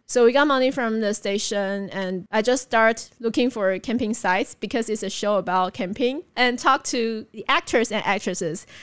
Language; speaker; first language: English; non-native, fluent; Chinese